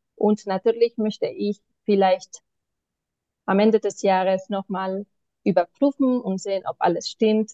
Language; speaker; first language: German; non-native, fluent; Spanish